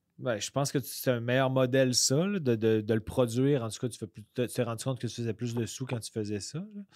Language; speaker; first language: French; native; French